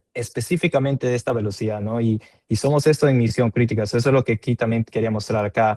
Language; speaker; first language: Spanish; native; Spanish